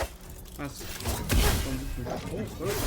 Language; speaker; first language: French; native; French